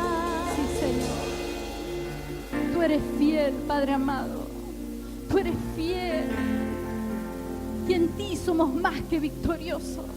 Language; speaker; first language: Spanish; native; Spanish